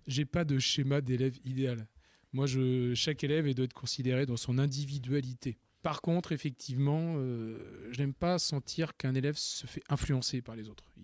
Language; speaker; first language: French; native; French